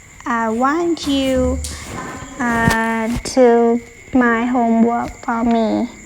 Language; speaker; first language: English; non-native, learner; Vietnamese